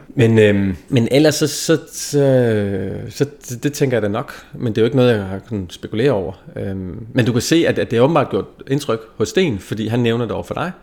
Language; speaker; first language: Danish; native; Danish